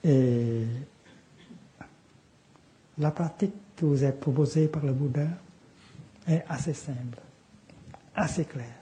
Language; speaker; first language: French; non-native, fluent; Vietnamese